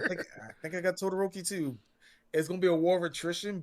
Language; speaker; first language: English; native; English